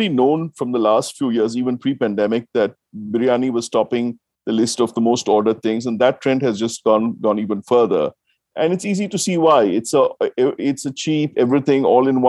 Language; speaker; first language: English; non-native, local second language; Tamil